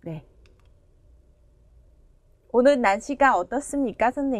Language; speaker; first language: Korean; non-native, fluent; Vietnamese